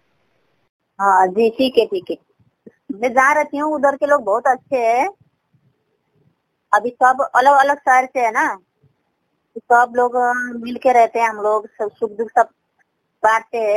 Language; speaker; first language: Hindi; non-native, local second language; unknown